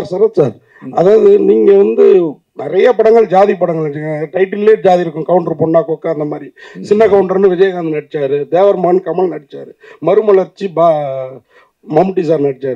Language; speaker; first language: Tamil; native; Tamil